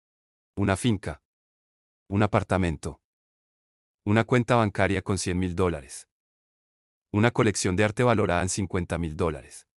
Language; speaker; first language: Spanish; native; Spanish